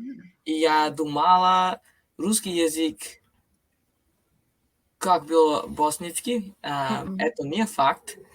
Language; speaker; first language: Russian; non-native, learner; English